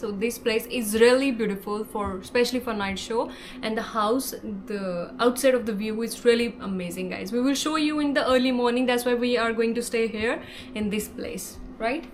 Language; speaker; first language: English; non-native, local second language; Hindi